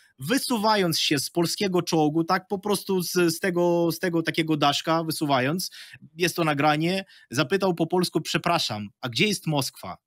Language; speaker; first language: Polish; non-native, fluent; Ukrainian